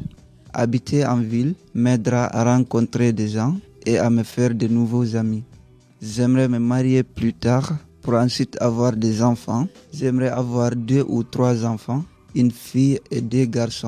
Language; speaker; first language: French; non-native, learner; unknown